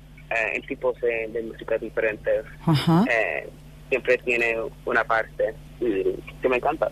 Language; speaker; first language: Spanish; non-native, fluent; English